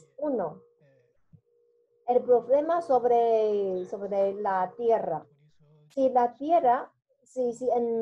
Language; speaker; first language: Spanish; non-native, learner; Chinese